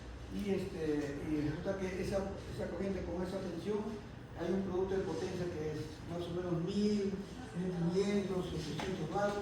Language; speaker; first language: Spanish; native; Spanish